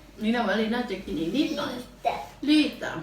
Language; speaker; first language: Swedish; non-native, learner; Thai